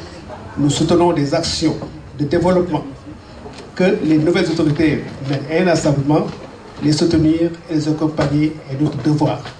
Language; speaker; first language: French; non-native, local second language; Wolof